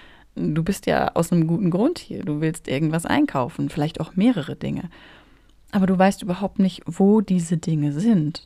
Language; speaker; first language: German; native; German